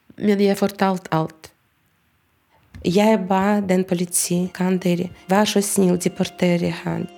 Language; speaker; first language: Norwegian; non-native, learner; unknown